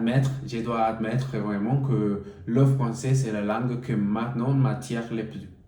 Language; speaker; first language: French; non-native, learner; Spanish